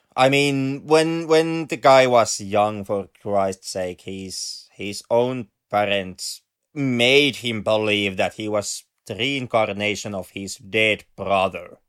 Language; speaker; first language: English; non-native, fluent; Finnish